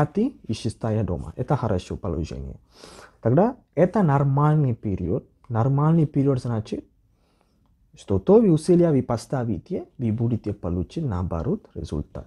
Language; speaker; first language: Russian; non-native, learner; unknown